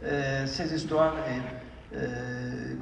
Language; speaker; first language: French; non-native, fluent; Russian